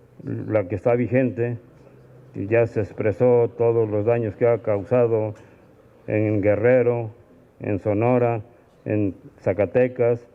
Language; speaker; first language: Spanish; native; Spanish